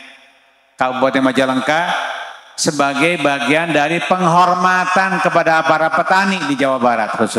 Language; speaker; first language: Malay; non-native, local second language; Sundanese